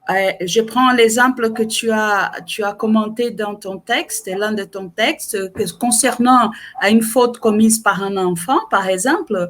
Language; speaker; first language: French; non-native, fluent; Portuguese